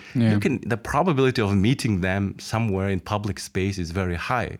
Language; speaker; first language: English; non-native, fluent; Mongolian